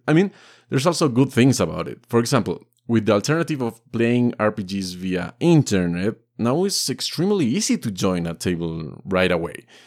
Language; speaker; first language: English; non-native, fluent; Spanish